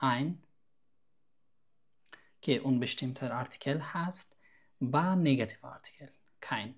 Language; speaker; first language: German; non-native, fluent; Persian